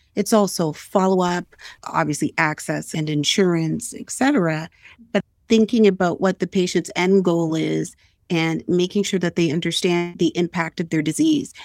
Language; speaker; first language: English; native; English